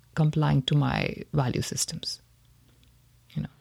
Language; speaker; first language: English; non-native, local second language; Hindi